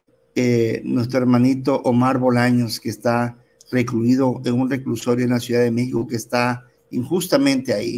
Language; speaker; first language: Spanish; native; Spanish